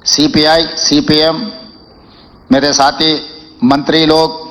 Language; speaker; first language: Hindi; non-native, local second language; Telugu